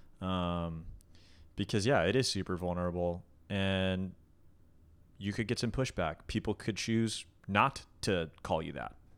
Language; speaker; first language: English; native; English